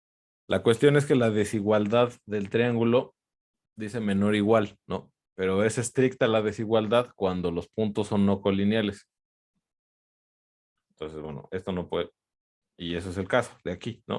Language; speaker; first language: Spanish; native; Spanish